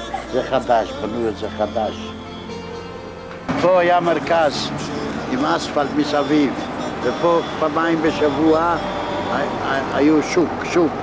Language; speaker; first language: Hebrew; non-native, fluent; Yiddish